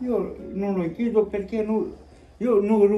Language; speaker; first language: Italian; non-native, learner; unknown